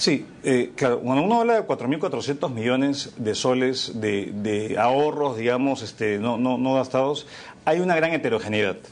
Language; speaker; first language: Spanish; native; Spanish